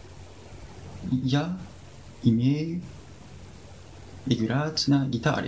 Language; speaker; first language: Russian; non-native, learner; Japanese